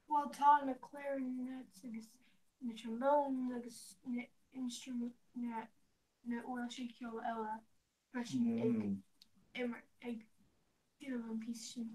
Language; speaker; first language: Irish; non-native, learner; English